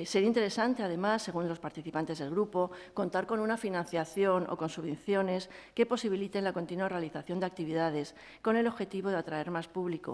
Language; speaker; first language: Spanish; native; Spanish